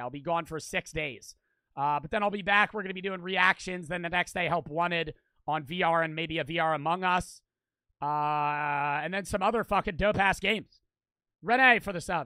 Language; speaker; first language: English; native; English